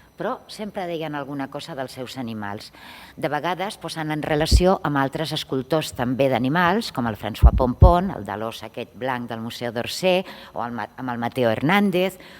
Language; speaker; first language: Catalan; non-native, local second language; Spanish